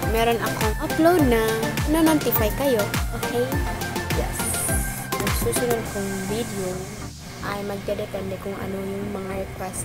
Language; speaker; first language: Filipino; non-native, local second language; Cebuano